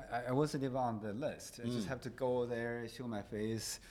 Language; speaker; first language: English; non-native, fluent; Chinese